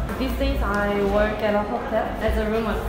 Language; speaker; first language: English; non-native, learner; Korean